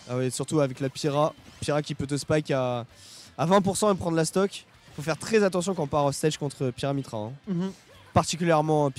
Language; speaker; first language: French; native; French